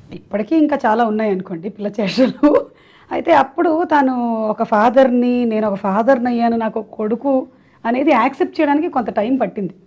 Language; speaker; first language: Telugu; non-native, local second language; Malayalam